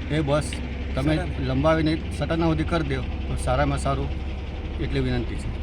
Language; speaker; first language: Gujarati; non-native, local second language; Marathi